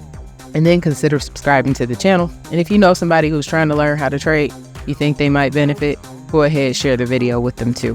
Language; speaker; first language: English; native; English